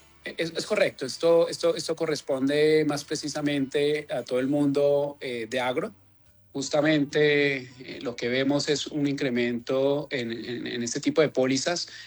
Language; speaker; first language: Spanish; native; Spanish